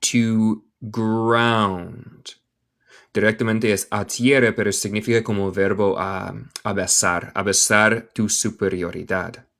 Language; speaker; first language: Spanish; non-native, learner; English